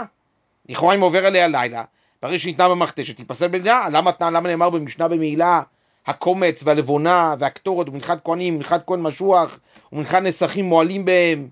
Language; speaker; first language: Hebrew; native; Hebrew